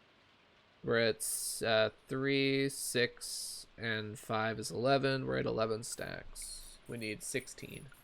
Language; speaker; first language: English; native; English